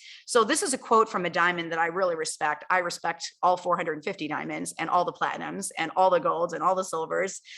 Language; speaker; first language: English; native; English